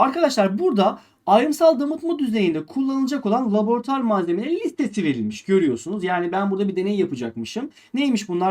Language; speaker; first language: Turkish; native; Turkish